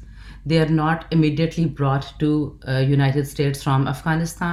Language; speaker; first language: English; non-native, local second language; Urdu